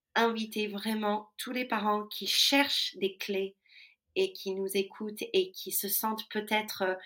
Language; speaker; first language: French; non-native, fluent; English